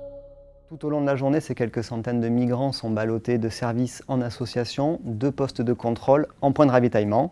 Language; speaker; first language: French; native; French